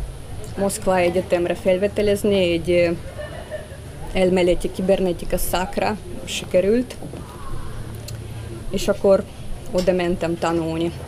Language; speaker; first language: Hungarian; non-native, fluent; Russian